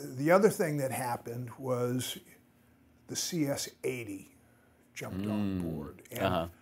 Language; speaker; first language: English; native; English